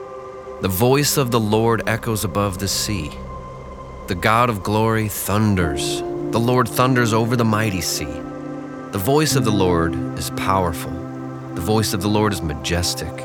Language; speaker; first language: English; native; English